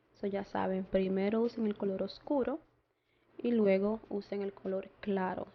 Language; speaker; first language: Spanish; early bilingual, other home language; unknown